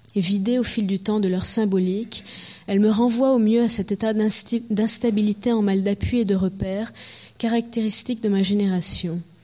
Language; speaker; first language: French; early bilingual, heritage; French